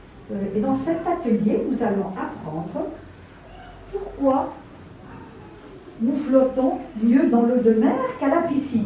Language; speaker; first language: French; non-native, local second language; Arabic